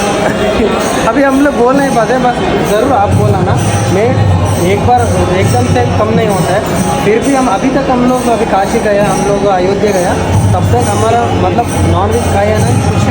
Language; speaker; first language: Hindi; non-native, local second language; Kannada